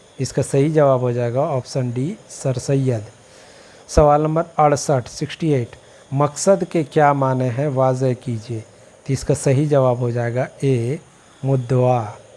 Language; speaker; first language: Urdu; native; Urdu